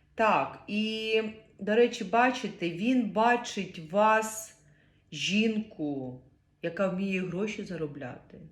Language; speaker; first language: Ukrainian; non-native, local second language; Russian